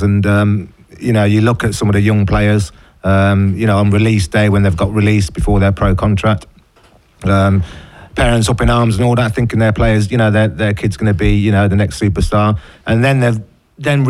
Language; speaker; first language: English; native; English